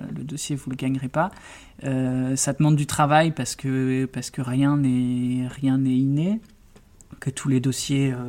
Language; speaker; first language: French; native; French